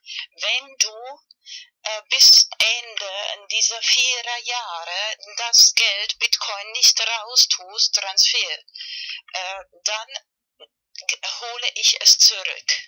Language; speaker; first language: German; non-native, fluent; Spanish